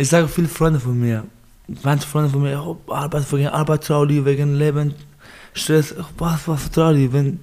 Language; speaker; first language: German; non-native, learner; Baluchi